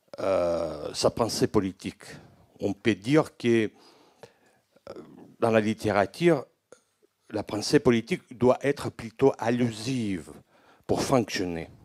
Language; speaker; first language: French; non-native, fluent; Greek